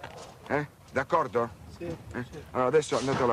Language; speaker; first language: Italian; native; Italian